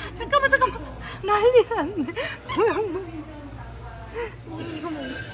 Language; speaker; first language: Korean; native; Korean